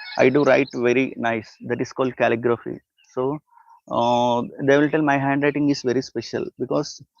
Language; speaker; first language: English; non-native, local second language; Telugu